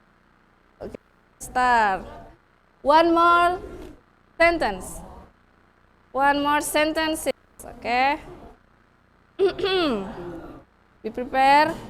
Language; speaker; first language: English; non-native, fluent; Indonesian